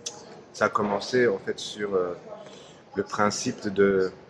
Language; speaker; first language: French; non-native, fluent; Turkish